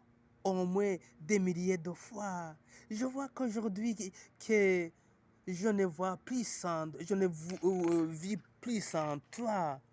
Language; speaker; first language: French; non-native, local second language; Rundi